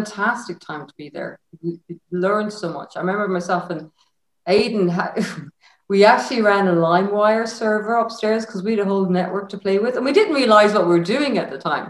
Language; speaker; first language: English; native; English